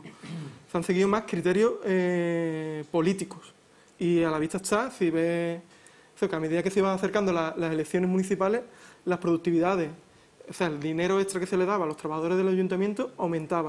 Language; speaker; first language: Spanish; native; Spanish